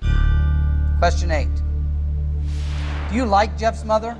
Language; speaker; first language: English; native; English